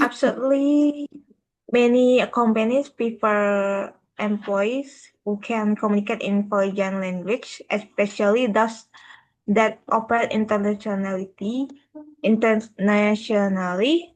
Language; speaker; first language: English; non-native, learner; Indonesian